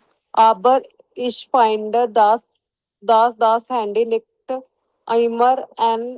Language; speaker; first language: German; non-native, learner; Hindi